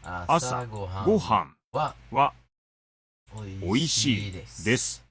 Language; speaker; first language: Japanese; non-native, fluent; English